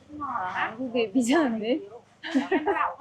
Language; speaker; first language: Korean; non-native, learner; Vietnamese